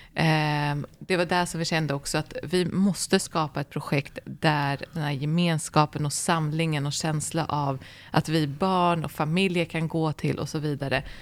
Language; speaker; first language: Swedish; early bilingual, other home language; Arabic